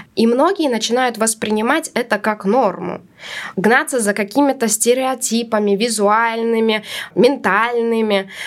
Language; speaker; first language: Russian; non-native, local second language; Latvian